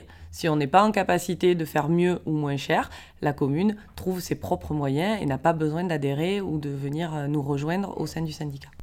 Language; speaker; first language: French; native; French